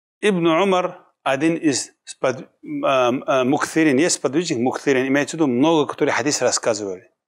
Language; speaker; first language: Russian; non-native, local second language; Kumyk